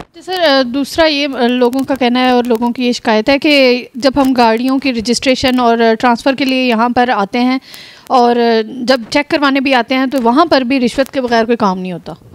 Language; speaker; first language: Urdu; native; Urdu